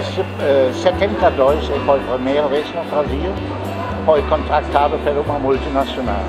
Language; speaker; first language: Portuguese; non-native, learner; German